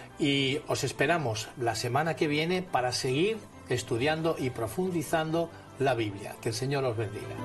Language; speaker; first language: Spanish; native; Spanish